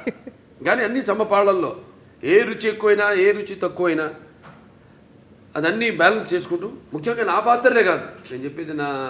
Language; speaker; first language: Telugu; native; Telugu